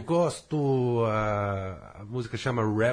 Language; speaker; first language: Portuguese; non-native, fluent; English